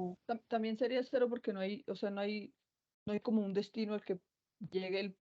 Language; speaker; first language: Spanish; native; Spanish